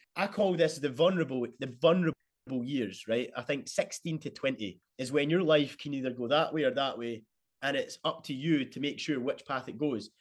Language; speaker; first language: English; native; English